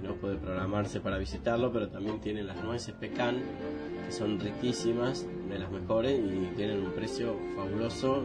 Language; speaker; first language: Spanish; native; Spanish